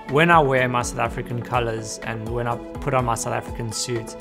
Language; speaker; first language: English; native; English